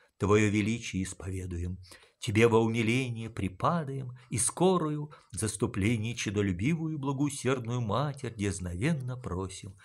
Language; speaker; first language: Russian; non-native, local second language; Ukrainian